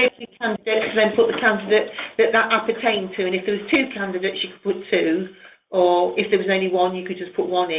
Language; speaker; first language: English; native; English